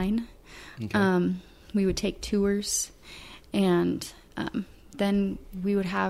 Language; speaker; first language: English; native; English